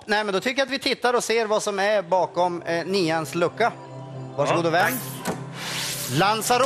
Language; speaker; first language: Swedish; native; Swedish